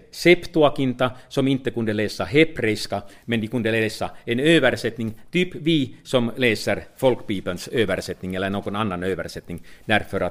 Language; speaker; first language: Swedish; non-native, fluent; Finnish